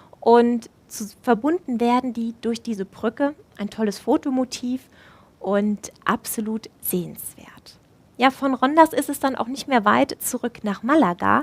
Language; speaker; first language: German; native; German